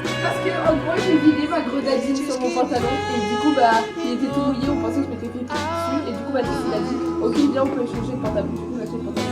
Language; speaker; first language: French; native; French